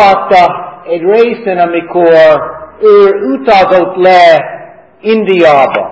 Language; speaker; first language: Hungarian; non-native, fluent; English